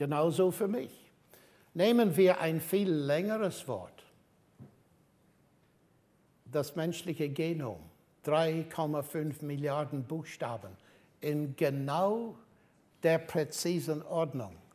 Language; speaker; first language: German; non-native, fluent; English